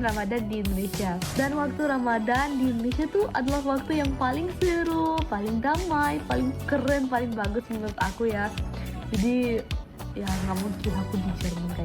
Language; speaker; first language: Indonesian; non-native, fluent; German